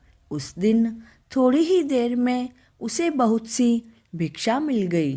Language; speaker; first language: Hindi; native; Hindi